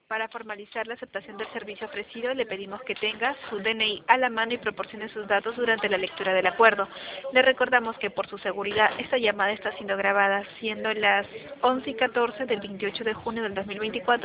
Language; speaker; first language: Spanish; native; Spanish